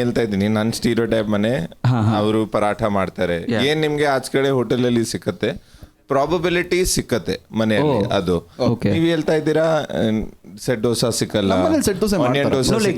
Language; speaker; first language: Kannada; non-native, local second language; Punjabi